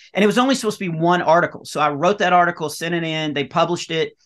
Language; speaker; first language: English; native; English